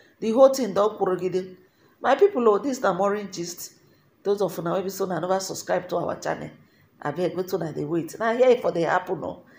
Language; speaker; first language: Nigerian Pidgin; native; Nigerian Pidgin